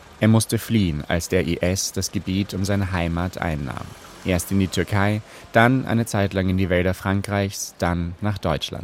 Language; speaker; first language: German; native; German